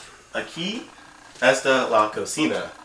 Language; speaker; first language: Spanish; non-native, learner; English